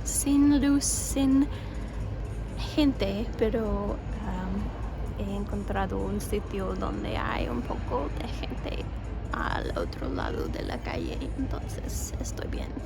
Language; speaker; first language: Spanish; non-native, fluent; English